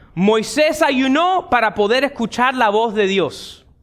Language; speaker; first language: Spanish; early bilingual, heritage; Spanish